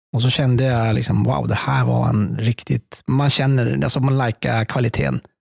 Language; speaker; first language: Swedish; early bilingual, other home language; Persian